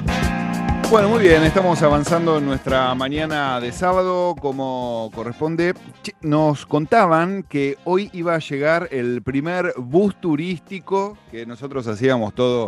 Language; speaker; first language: Spanish; native; Spanish